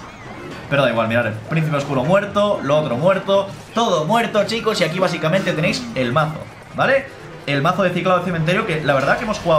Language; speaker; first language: Spanish; native; Spanish